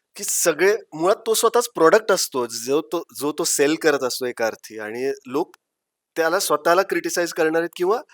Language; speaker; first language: Marathi; native; Marathi